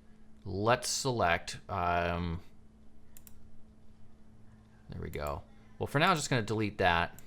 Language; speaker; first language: English; native; English